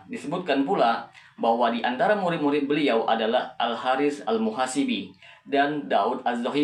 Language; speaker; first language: Indonesian; native; Indonesian